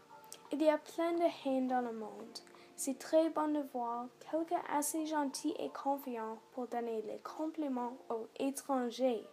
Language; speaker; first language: French; non-native, local second language; English